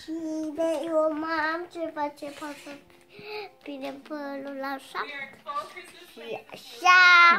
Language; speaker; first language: Romanian; early bilingual, heritage; Romanian